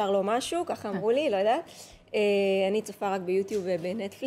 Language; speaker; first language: Hebrew; native; Hebrew